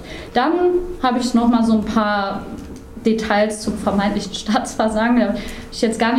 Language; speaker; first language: German; native; German